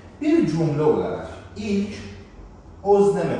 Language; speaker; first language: Turkish; non-native, fluent; Persian